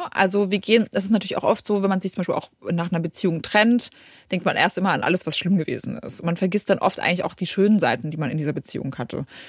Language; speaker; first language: German; early bilingual, other home language; Polish